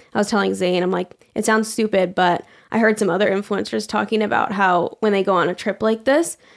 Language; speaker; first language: English; early bilingual, other home language; Italian